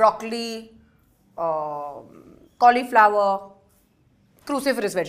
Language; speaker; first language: Telugu; non-native, learner; Hindi